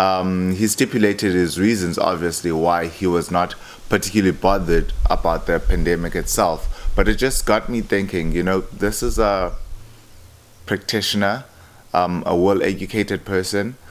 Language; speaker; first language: English; non-native, local second language; Xhosa